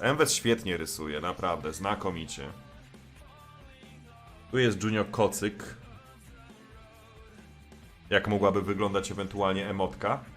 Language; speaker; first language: Polish; native; Polish